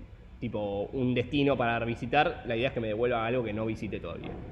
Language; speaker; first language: Spanish; native; Spanish